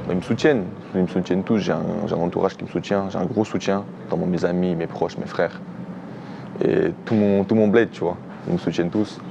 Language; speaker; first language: French; early bilingual, other home language; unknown